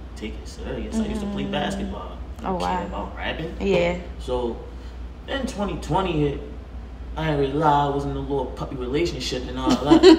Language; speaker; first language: English; native; English